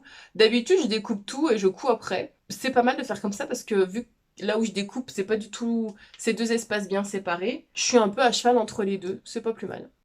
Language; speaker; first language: French; native; French